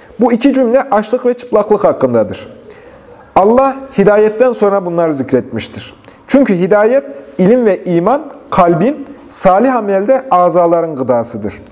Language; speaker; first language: Turkish; native; Turkish